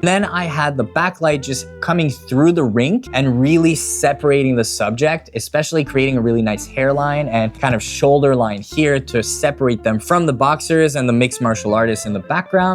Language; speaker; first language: English; native; English